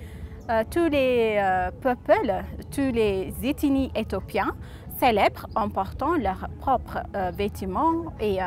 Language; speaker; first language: French; non-native, fluent; Amharic